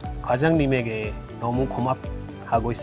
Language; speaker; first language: Korean; non-native, learner; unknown